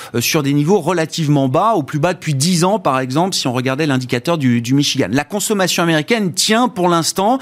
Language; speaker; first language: French; native; French